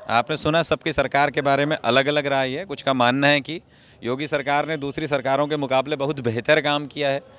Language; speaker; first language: Hindi; native; Hindi